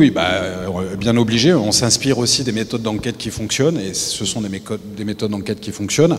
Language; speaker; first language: French; native; French